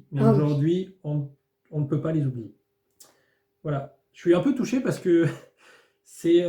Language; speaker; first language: French; native; French